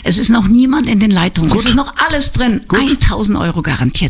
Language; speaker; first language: German; native; German